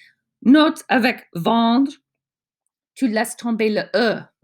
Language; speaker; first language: French; non-native, fluent; English